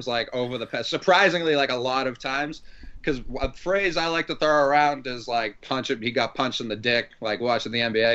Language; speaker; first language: English; native; English